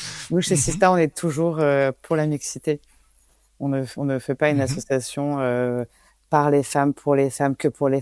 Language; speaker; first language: French; native; French